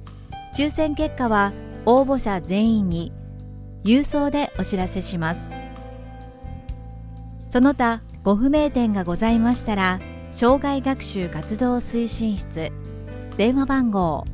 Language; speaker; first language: Japanese; native; Japanese